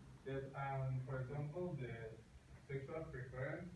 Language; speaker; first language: English; non-native, learner; Spanish